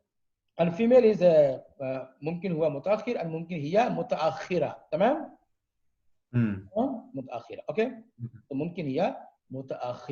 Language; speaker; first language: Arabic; non-native, fluent; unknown